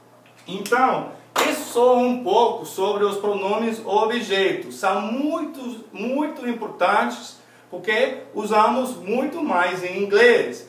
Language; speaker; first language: Portuguese; non-native, fluent; English